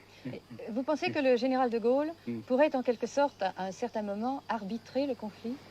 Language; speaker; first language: French; native; French